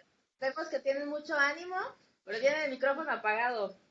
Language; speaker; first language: Spanish; native; Spanish